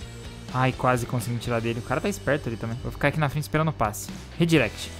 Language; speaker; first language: Portuguese; native; Portuguese